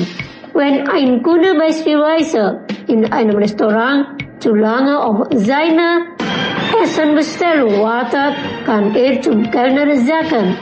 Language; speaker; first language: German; non-native, fluent; Indonesian